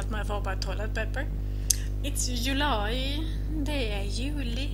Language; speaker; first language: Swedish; non-native, learner; German